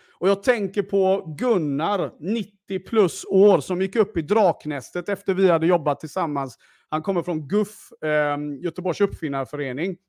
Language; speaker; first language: Swedish; early bilingual, other home language; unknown